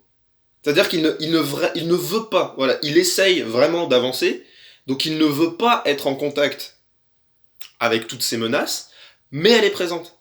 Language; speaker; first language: French; native; French